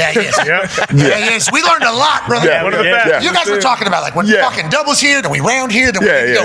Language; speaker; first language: English; native; English